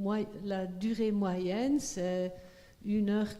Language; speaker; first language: French; non-native, fluent; Swiss German